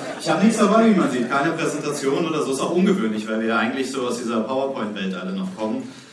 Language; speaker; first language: German; native; German